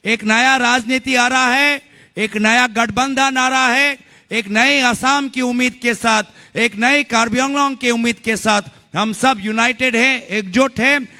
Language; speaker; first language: Hindi; non-native, local second language; Assamese